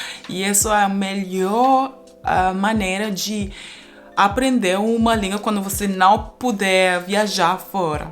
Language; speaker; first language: Portuguese; non-native, fluent; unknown